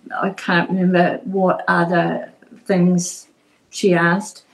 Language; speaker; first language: English; native; English